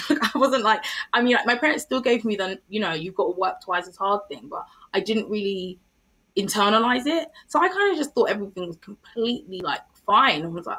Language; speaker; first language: English; native; English